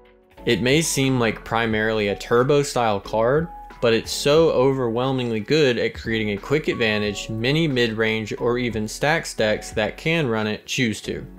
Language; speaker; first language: English; native; English